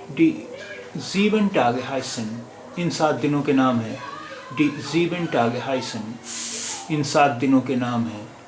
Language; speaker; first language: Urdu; native; Urdu